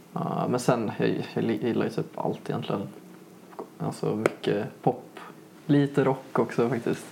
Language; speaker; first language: Swedish; native; Swedish